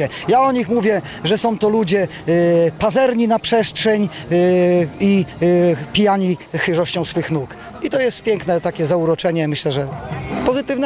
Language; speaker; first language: Polish; native; Polish